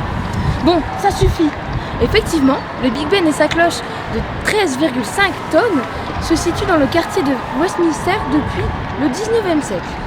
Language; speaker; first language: French; native; French